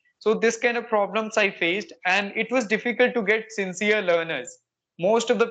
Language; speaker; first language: English; non-native, local second language; Hindi